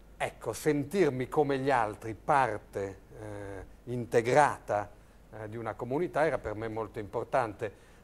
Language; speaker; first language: Italian; early bilingual, other home language; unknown